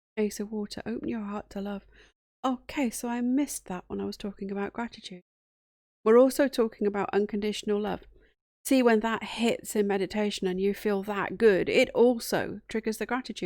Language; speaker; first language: English; native; English